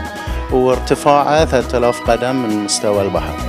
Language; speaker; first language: Arabic; native; Arabic